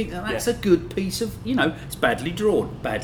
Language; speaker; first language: English; native; English